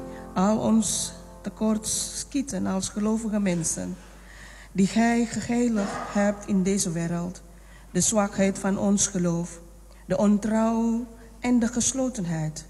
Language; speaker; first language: Dutch; non-native, fluent; Indonesian